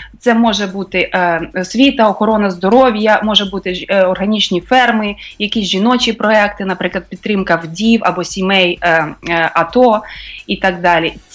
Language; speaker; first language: Ukrainian; native; Ukrainian